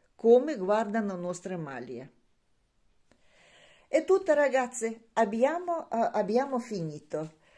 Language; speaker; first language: Italian; non-native, learner; Ukrainian